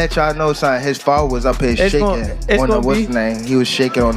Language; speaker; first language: English; native; English